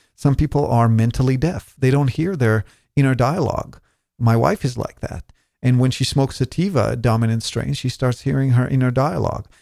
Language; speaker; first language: English; non-native, fluent; Hebrew